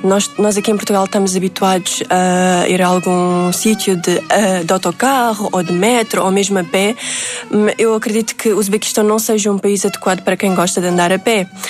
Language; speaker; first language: Portuguese; early bilingual, other home language; Uzbek